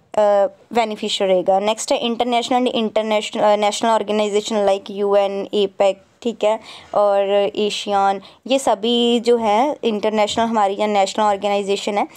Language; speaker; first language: Hindi; non-native, local second language; Punjabi